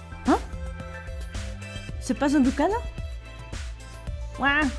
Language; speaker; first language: French; non-native, learner; Dutch